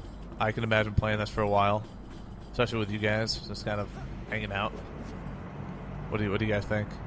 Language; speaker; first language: English; native; English